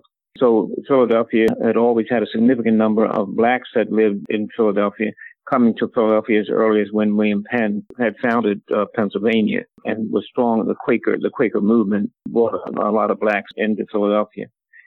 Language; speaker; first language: English; native; English